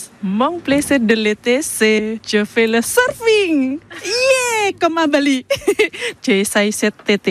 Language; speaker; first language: French; non-native, learner; Indonesian